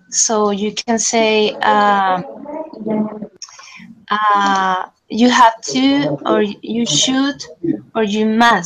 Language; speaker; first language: English; non-native, learner; Spanish